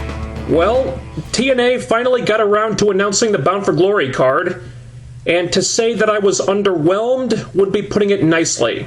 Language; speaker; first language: English; native; English